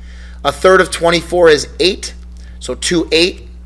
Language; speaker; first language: English; native; English